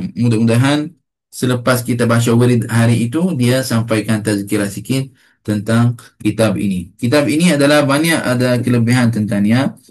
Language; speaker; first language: Malay; native; Malay